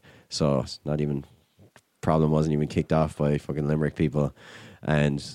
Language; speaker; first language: English; native; English